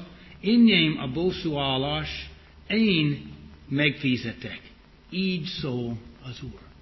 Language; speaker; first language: Hungarian; non-native, fluent; English